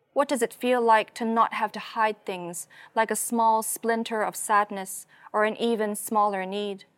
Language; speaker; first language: English; non-native, local second language; Cantonese